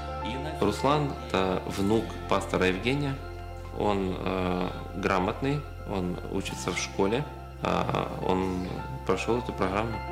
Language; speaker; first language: Russian; native; Russian